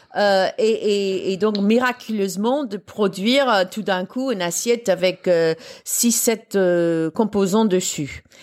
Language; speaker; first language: French; non-native, fluent; English